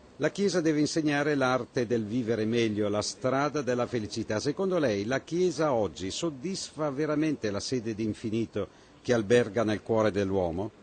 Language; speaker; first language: Italian; native; Italian